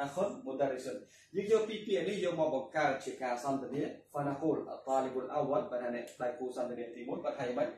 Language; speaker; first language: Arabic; non-native, fluent; Khmer